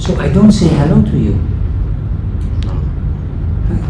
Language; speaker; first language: English; non-native, fluent; Dutch